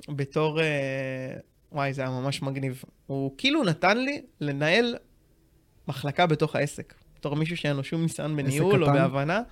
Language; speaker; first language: Hebrew; native; Hebrew